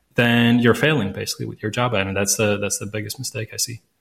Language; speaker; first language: English; non-native, fluent; Latvian